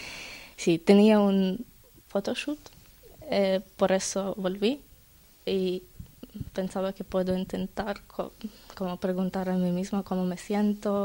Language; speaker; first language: Spanish; non-native, learner; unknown